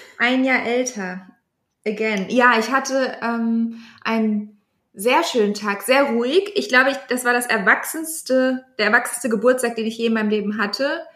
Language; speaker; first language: German; native; German